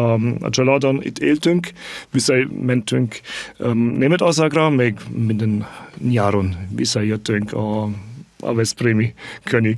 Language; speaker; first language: Hungarian; non-native, fluent; German